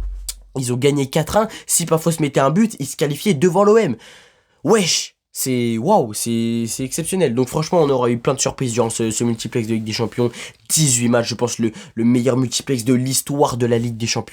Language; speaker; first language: French; native; French